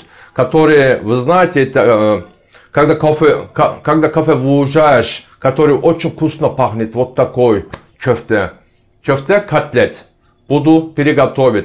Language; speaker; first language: Russian; non-native, learner; Turkish